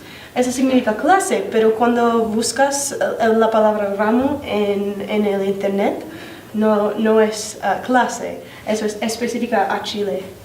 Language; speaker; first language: Spanish; non-native, learner; English